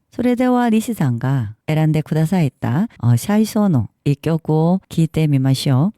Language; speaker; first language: Japanese; non-native, learner; Korean